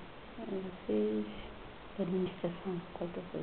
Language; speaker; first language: Portuguese; non-native, local second language; Kabuverdianu